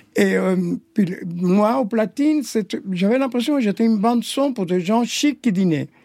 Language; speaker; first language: French; non-native, fluent; Spanish